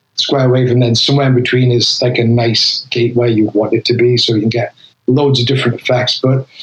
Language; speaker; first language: English; native; English